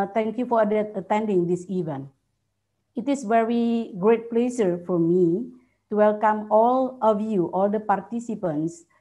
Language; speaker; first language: English; non-native, fluent; Indonesian